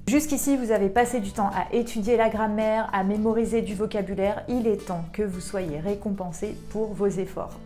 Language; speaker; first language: French; native; French